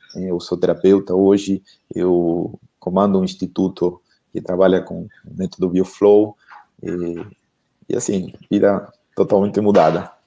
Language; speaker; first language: Portuguese; non-native, fluent; Spanish